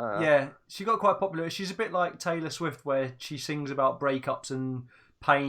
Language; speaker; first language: English; native; English